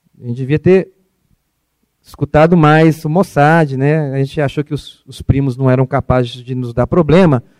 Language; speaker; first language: Portuguese; early bilingual, other home language; Arabic